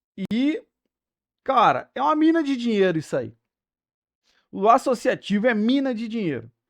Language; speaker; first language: Portuguese; native; Portuguese